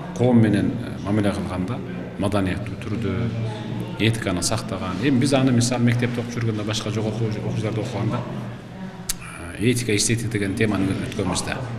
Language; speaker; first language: Kyrgyz; native; Kyrgyz